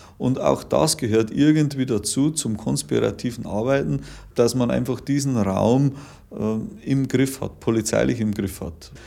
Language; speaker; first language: German; native; German